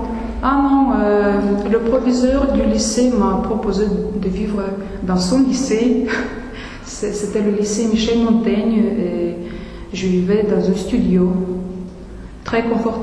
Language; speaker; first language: French; non-native, fluent; Russian